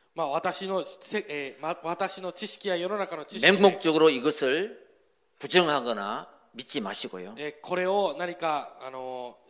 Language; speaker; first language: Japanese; non-native, fluent; Korean